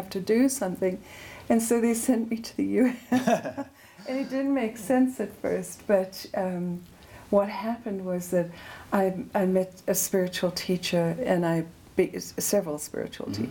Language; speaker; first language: English; native; English